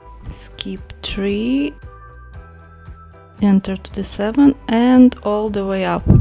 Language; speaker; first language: English; non-native, fluent; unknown